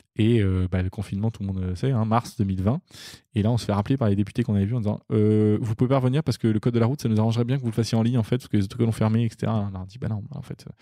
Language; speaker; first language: French; native; French